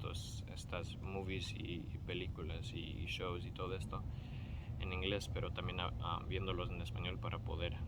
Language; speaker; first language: Spanish; early bilingual, heritage; Spanish